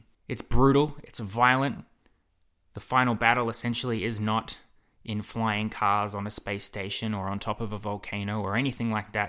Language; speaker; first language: English; native; English